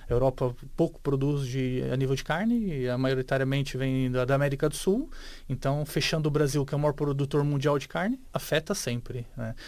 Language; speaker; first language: Portuguese; native; Portuguese